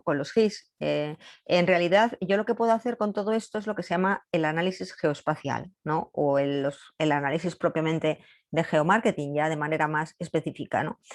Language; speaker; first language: Spanish; native; Spanish